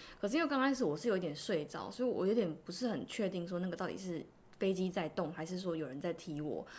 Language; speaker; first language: Chinese; native; Chinese